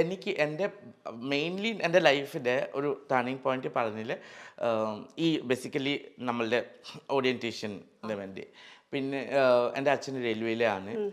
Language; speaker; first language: Malayalam; non-native, learner; Assamese